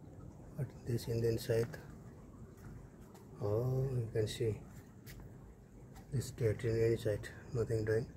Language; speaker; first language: English; non-native, learner; Nepali